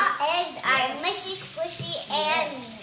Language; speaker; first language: English; native; English